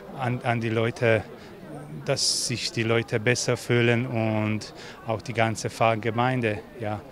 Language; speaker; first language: German; non-native, fluent; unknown